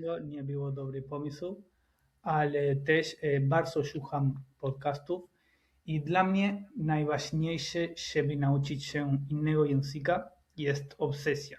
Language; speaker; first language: Polish; non-native, learner; Spanish